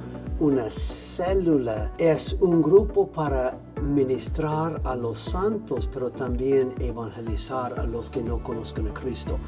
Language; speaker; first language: Spanish; non-native, fluent; English